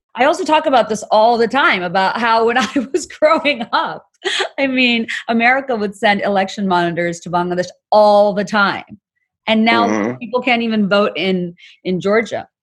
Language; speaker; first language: English; non-native, local second language; Bangla